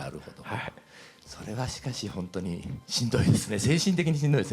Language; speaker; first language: Japanese; native; Japanese